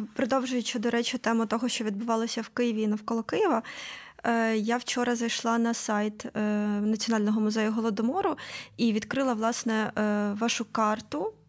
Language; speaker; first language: Ukrainian; native; Ukrainian